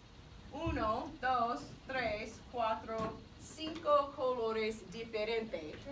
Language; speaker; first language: Spanish; non-native, fluent; English